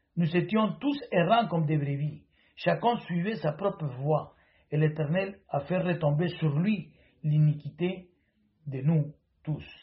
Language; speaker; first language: French; non-native, fluent; Spanish